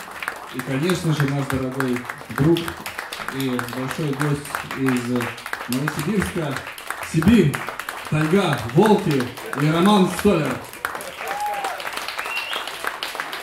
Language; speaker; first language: Russian; native; Russian